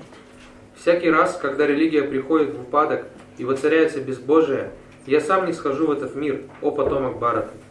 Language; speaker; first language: Russian; native; Russian